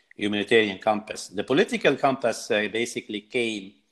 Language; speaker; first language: English; non-native, fluent; Arabic